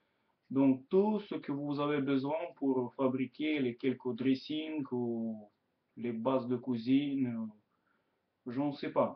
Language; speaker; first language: French; non-native, learner; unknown